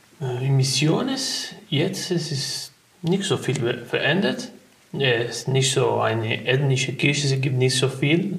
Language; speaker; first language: German; non-native, learner; Spanish